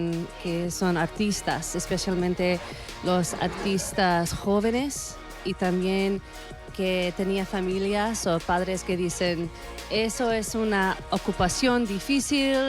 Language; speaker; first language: Spanish; early bilingual, heritage; Spanish